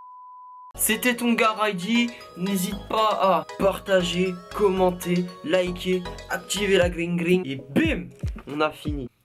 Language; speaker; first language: French; native; French